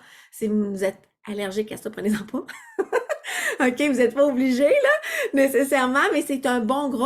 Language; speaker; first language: French; native; French